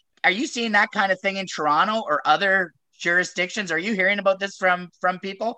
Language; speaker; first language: English; native; English